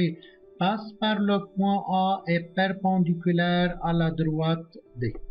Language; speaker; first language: French; non-native, local second language; Arabic